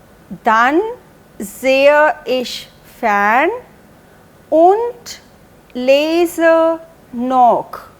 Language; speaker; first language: German; non-native, fluent; Hindi